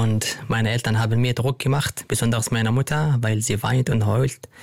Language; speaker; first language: German; non-native, fluent; Arabic